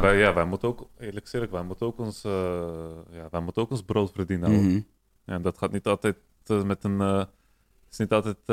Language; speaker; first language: Dutch; early bilingual, other home language; Turkish